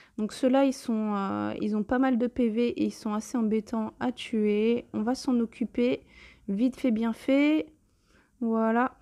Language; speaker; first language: French; native; French